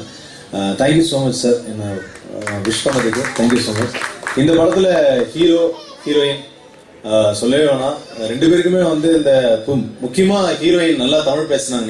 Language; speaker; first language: Tamil; native; Tamil